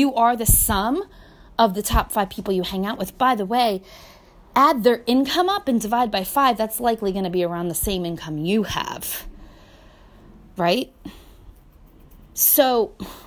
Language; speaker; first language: English; native; English